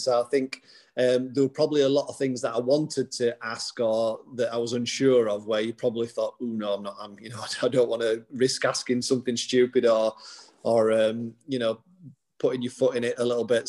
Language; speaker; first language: English; native; English